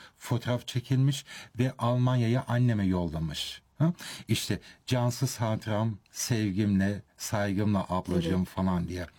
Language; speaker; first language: Turkish; early bilingual, heritage; Turkish